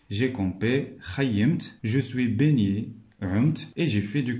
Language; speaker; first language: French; non-native, local second language; Arabic